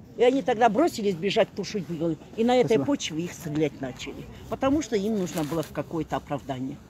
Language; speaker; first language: Russian; non-native, local second language; Kazakh